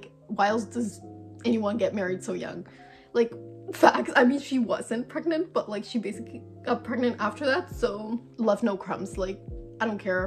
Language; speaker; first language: English; native; English